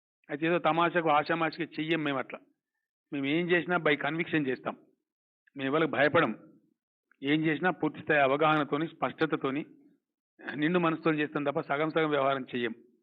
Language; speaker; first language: Telugu; native; Telugu